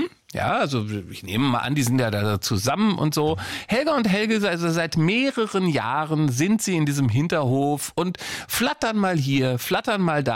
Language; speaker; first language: German; native; German